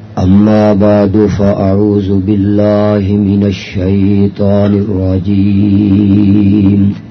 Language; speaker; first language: Urdu; non-native, local second language; Pashto